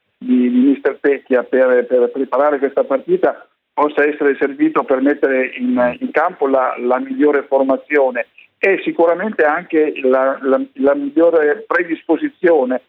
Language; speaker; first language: Italian; native; Italian